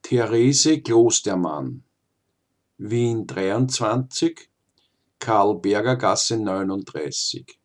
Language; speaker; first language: German; native; German